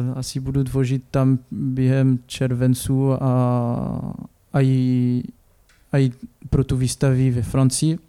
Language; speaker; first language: Czech; non-native, fluent; French